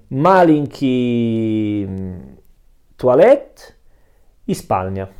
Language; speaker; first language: Russian; non-native, learner; Italian